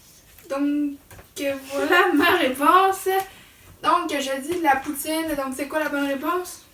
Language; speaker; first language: French; native; French